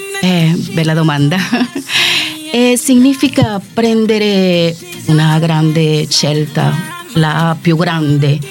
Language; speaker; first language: Italian; non-native, fluent; Spanish